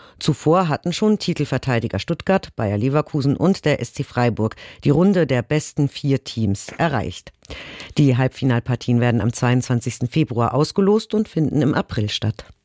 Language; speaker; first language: German; native; German